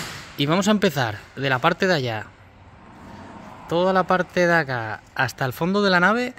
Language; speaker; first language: Spanish; native; Spanish